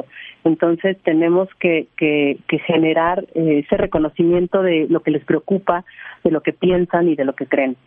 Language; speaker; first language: Spanish; native; Spanish